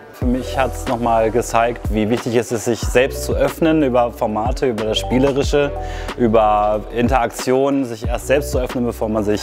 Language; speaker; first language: German; native; German